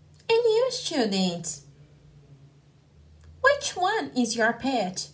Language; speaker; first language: English; non-native, fluent; Portuguese